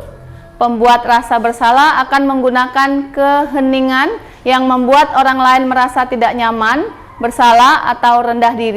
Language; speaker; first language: Indonesian; native; Indonesian